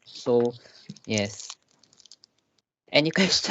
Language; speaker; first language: English; non-native, learner; Korean